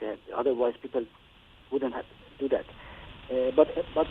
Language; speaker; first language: English; non-native, fluent; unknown